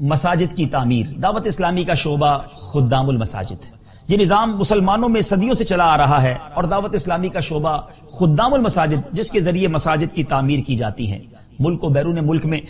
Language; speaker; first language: Urdu; native; Urdu